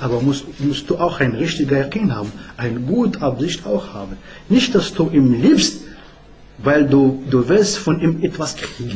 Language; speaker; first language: German; non-native, learner; Arabic